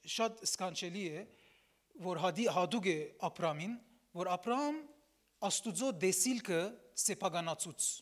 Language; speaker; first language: Armenian; early bilingual, heritage; Armenian